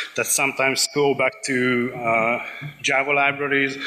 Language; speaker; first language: English; non-native, fluent; Hungarian